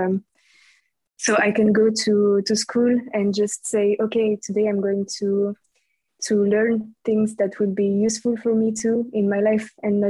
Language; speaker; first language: English; non-native, fluent; French